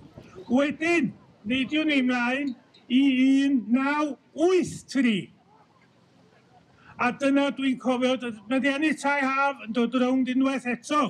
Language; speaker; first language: Welsh; native; Welsh